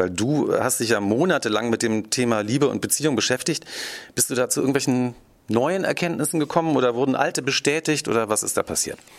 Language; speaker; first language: German; native; German